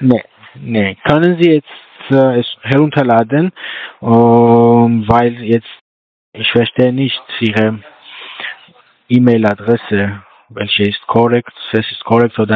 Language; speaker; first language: German; non-native, learner; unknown